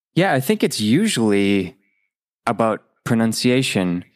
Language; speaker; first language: English; native; English